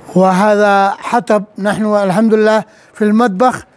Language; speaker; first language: Arabic; non-native, fluent; Urdu